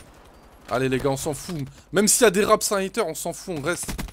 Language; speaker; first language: French; native; French